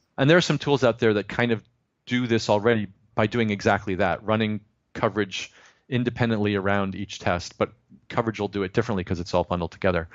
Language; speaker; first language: English; native; English